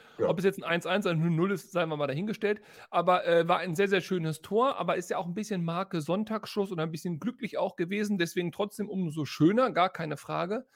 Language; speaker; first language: German; native; German